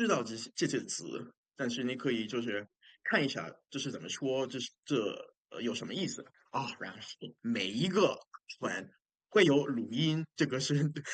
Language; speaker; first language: Chinese; non-native, fluent; English